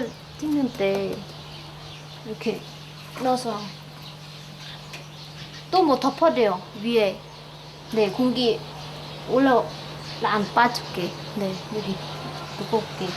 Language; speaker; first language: Korean; non-native, local second language; Lao